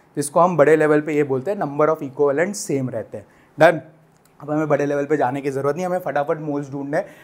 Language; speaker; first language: Hindi; non-native, local second language; Gujarati